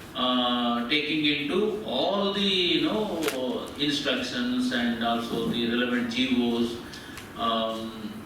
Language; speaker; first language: English; non-native, local second language; Telugu